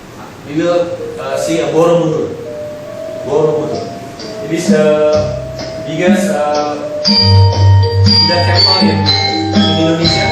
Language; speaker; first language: English; non-native, local second language; Indonesian